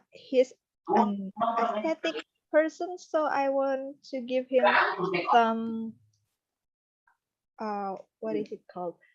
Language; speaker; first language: English; non-native, learner; Indonesian